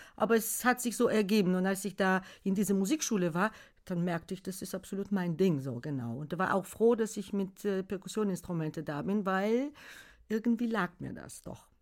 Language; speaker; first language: German; non-native, fluent; Bulgarian